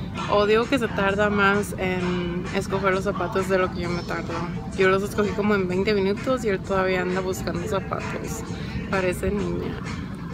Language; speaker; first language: Spanish; early bilingual, heritage; Spanish